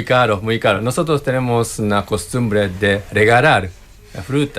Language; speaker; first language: Spanish; non-native, learner; Japanese